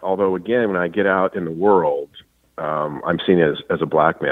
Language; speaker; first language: English; native; English